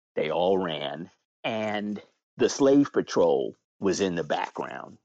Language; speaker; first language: English; native; English